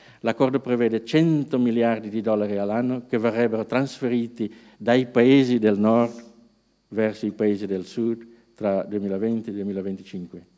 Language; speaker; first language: Italian; non-native, fluent; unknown